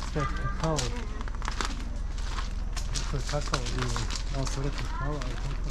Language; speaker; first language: English; non-native, fluent; Croatian